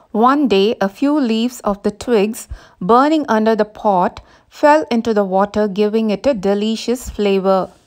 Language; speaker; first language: English; non-native, local second language; Tamil